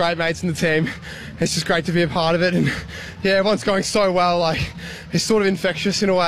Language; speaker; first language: English; native; English